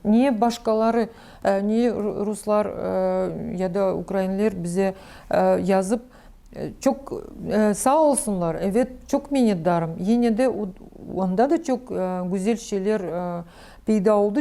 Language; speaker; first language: Turkish; non-native, learner; Crimean Tatar